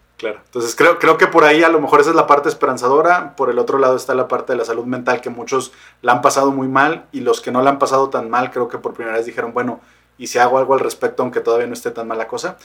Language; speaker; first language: Spanish; native; Spanish